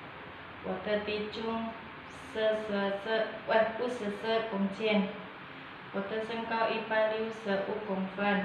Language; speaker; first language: Chinese; non-native, learner; Indonesian